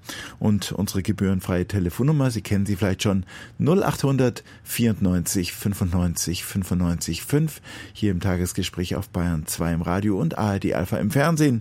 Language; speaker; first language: German; native; German